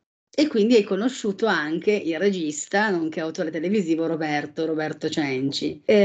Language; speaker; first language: Italian; native; Italian